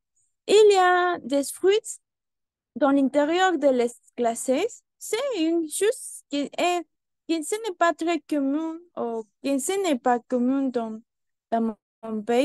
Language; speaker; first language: French; non-native, learner; Spanish